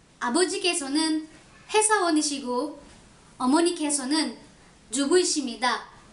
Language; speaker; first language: Korean; non-native, learner; Indonesian